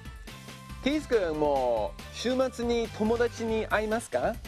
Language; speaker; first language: Japanese; non-native, fluent; English